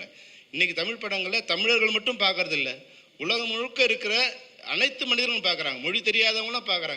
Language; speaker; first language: Tamil; native; Tamil